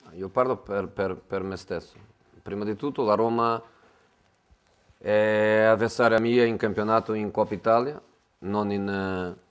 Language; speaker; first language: Italian; non-native, fluent; Portuguese